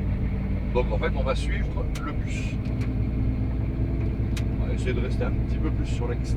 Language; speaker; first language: French; native; French